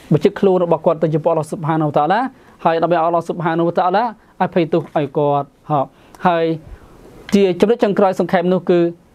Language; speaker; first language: Khmer; non-native, local second language; Western Cham